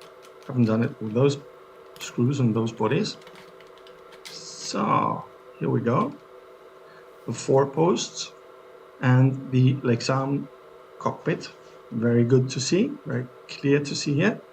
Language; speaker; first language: English; non-native, fluent; German